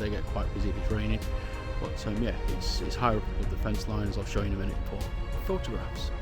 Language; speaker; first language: English; native; English